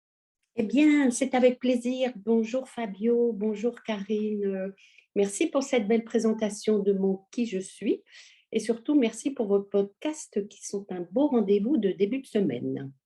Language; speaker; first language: French; native; French